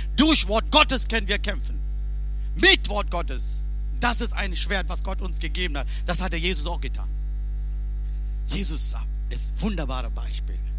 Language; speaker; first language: German; non-native, learner; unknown